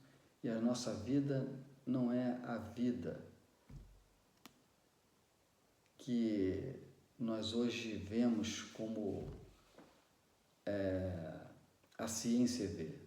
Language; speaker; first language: Portuguese; native; Portuguese